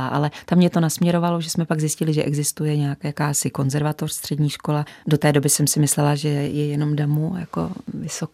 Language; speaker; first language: Czech; native; Czech